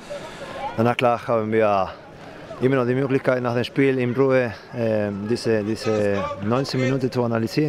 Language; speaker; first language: German; non-native, fluent; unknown